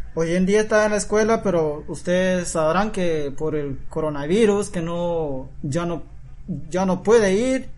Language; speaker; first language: Spanish; non-native, local second language; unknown